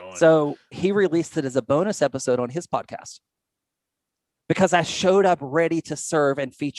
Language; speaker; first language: English; native; English